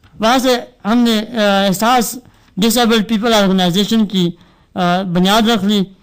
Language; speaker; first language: Urdu; non-native, local second language; Northern Hindko